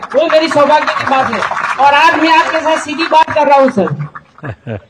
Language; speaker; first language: Hindi; non-native, local second language; Gujarati